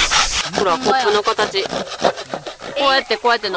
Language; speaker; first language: Japanese; native; Japanese